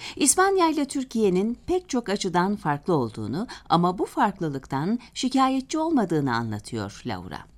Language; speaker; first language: Turkish; native; Turkish